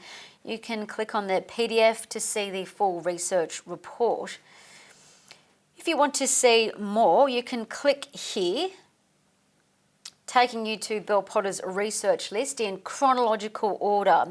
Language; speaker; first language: English; native; English